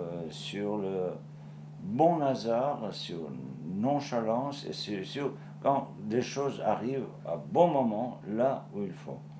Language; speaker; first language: French; non-native, fluent; Georgian